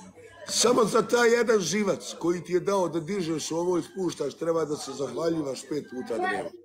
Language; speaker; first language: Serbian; early bilingual, heritage; Bosnian